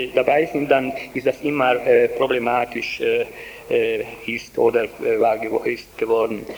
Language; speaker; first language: German; non-native, fluent; Hungarian